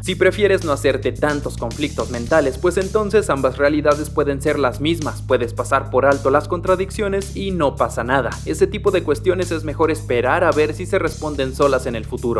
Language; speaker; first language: Spanish; native; Spanish